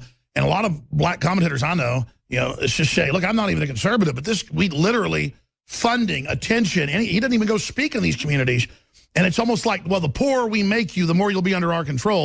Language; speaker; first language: English; native; English